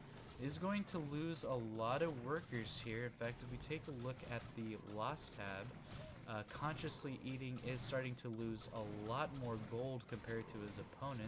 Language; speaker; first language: English; native; English